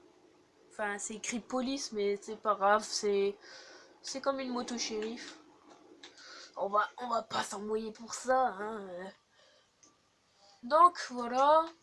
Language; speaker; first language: French; native; French